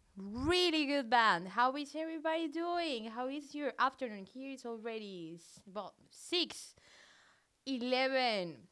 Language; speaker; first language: English; non-native, fluent; Spanish